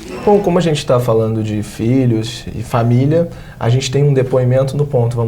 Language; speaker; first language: Portuguese; native; Portuguese